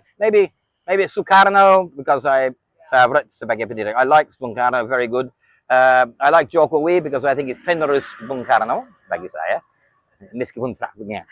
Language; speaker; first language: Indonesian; non-native, fluent; English